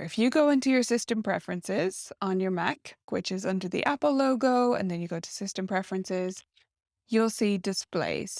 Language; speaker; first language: English; native; English